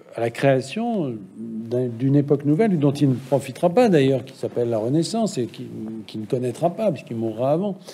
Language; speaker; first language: French; native; French